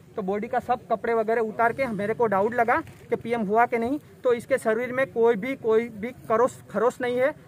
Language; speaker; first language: Hindi; non-native, local second language; Gujarati